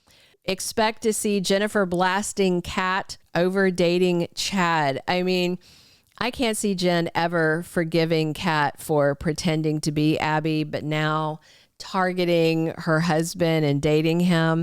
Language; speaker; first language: English; native; English